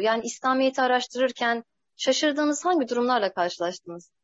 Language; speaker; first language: Turkish; native; Turkish